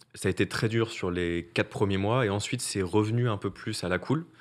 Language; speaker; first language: French; native; French